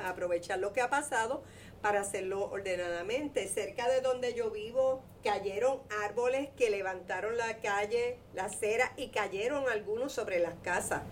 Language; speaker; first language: Spanish; native; Spanish